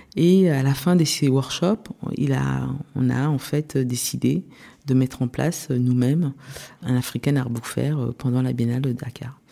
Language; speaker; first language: French; early bilingual, other home language; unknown